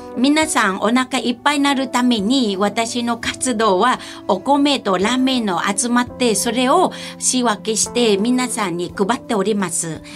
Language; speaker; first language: Japanese; non-native, fluent; Vietnamese